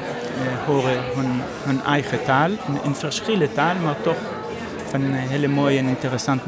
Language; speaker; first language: Dutch; non-native, learner; Hebrew